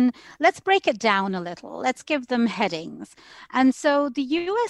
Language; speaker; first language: English; native; English